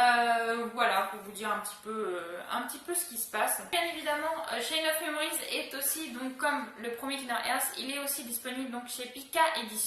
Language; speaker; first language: French; native; French